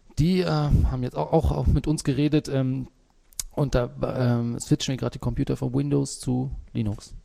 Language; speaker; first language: German; native; German